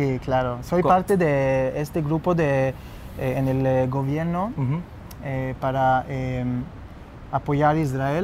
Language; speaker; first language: Spanish; non-native, fluent; Hebrew